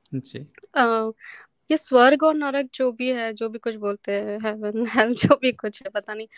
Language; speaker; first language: Hindi; non-native, local second language; Marathi